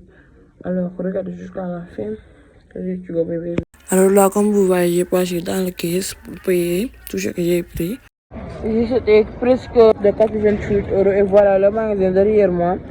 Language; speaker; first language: French; non-native, fluent; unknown